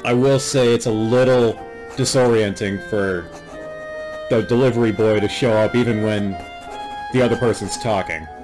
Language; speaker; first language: English; native; English